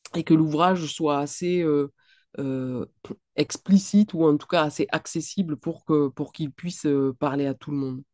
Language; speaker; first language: French; native; French